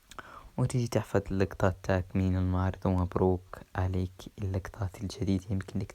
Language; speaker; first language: Arabic; native; Arabic